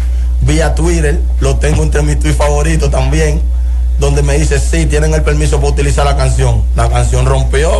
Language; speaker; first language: Spanish; native; Spanish